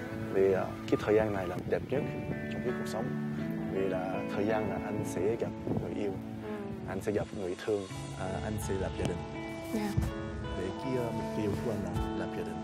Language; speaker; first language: Vietnamese; early bilingual, heritage; Vietnamese